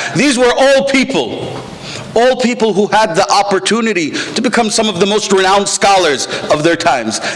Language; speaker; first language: English; native; English